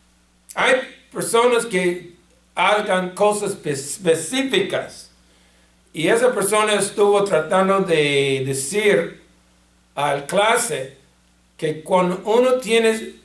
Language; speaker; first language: Spanish; non-native, fluent; English